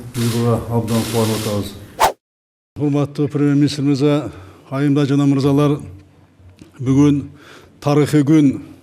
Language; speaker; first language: Kyrgyz; native; Kyrgyz